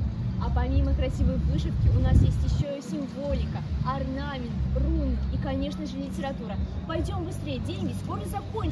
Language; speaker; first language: Russian; native; Russian